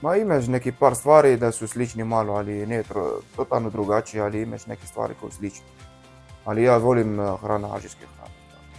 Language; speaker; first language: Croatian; non-native, learner; Arabic